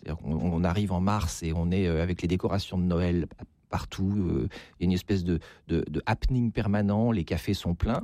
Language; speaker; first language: French; native; French